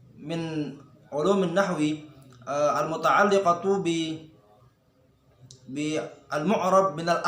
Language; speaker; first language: Arabic; non-native, learner; Indonesian